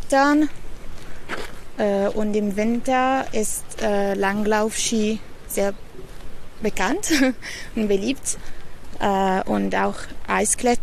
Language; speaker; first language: German; non-native, learner; Italian